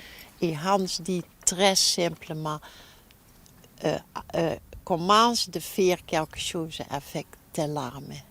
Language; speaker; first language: French; non-native, learner; Dutch